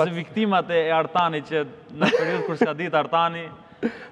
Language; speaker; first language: Albanian; native; Albanian